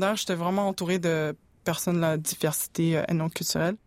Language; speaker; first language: French; native; French